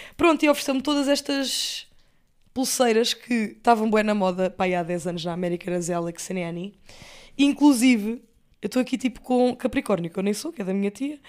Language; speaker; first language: Portuguese; early bilingual, other home language; English